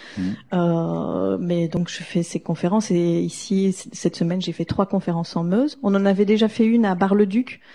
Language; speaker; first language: French; native; French